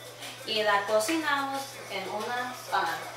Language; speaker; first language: Spanish; non-native, learner; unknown